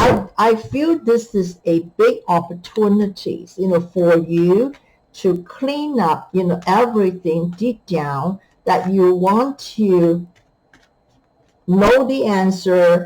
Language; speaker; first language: English; non-native, fluent; Chinese